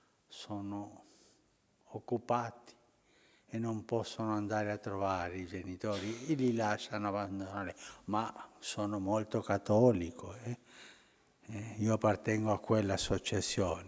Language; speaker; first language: Italian; non-native, fluent; Spanish